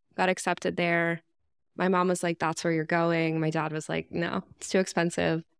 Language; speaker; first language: English; native; English